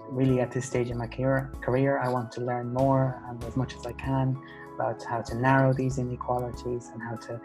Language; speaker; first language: English; native; English